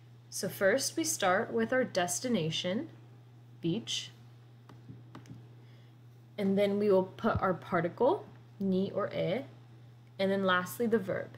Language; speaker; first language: English; native; English